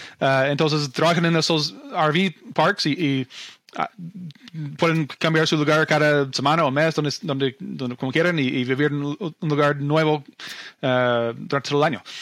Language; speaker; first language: Spanish; non-native, fluent; English